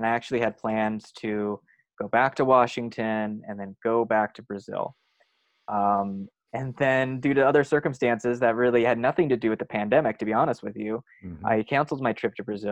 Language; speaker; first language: English; native; English